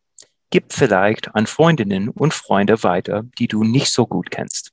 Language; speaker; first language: German; non-native, fluent; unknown